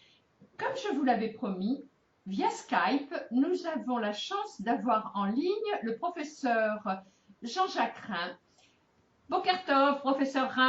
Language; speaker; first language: French; native; French